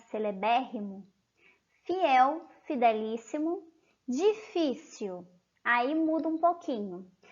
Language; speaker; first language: Portuguese; native; Portuguese